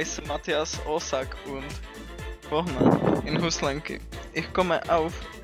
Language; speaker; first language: German; non-native, learner; Czech